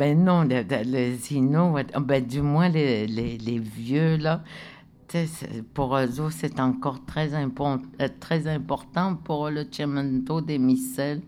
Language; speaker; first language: French; non-native, local second language; Innu-aimun